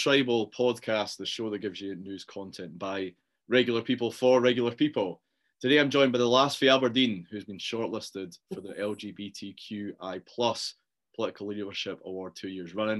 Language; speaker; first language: English; native; English